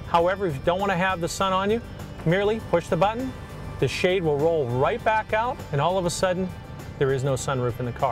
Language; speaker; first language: English; native; English